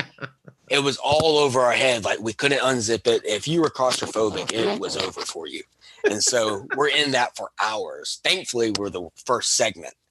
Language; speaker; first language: English; native; English